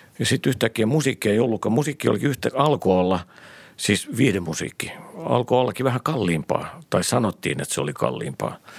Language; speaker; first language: Finnish; native; Finnish